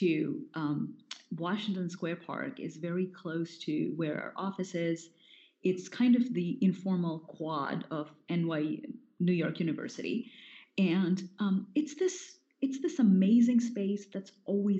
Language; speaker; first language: English; non-native, local second language; Hindi